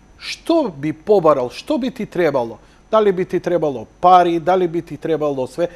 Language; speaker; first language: Macedonian; native; Macedonian